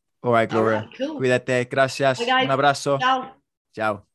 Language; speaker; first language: Spanish; non-native, learner; English